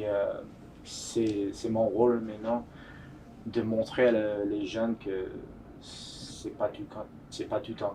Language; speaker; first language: French; non-native, fluent; English